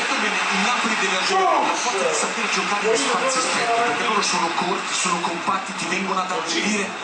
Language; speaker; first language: Italian; native; Italian